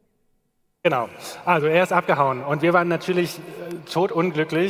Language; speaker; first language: German; native; German